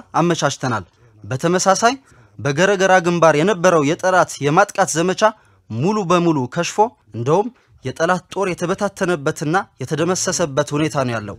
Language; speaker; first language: Amharic; non-native, local second language; Tigrinya